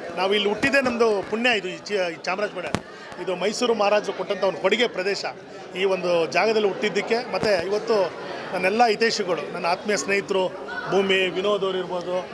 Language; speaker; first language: Kannada; native; Kannada